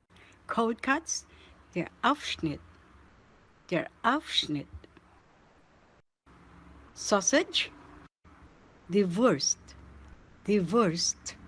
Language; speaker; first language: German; non-native, fluent; Filipino